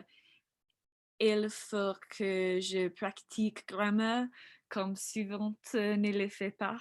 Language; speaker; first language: French; non-native, learner; English